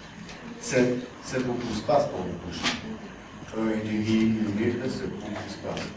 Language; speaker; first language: French; non-native, learner; German